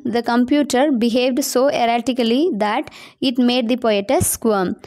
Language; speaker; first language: English; non-native, local second language; Tamil